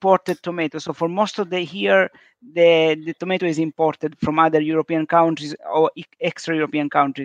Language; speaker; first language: English; non-native, fluent; Italian